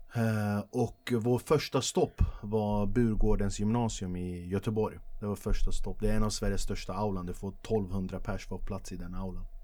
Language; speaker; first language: Swedish; early bilingual, other home language; Kurdish